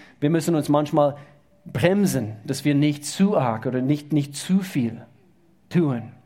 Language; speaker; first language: German; non-native, fluent; English